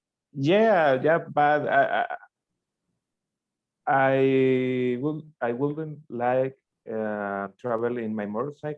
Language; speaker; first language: English; non-native, learner; Spanish